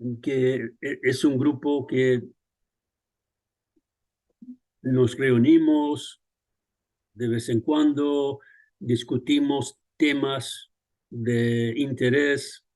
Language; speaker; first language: Spanish; early bilingual, other home language; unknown